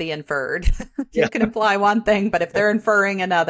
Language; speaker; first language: English; native; English